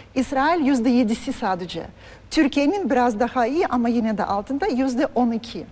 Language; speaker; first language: Turkish; non-native, fluent; Russian